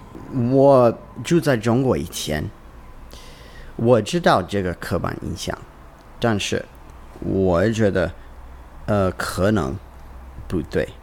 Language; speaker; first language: Chinese; non-native, learner; English